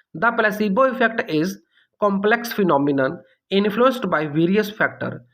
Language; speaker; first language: English; non-native, local second language; Punjabi